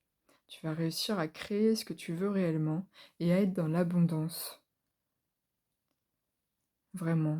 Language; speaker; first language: French; native; French